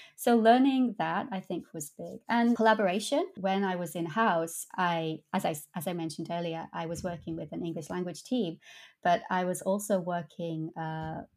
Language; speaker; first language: English; native; English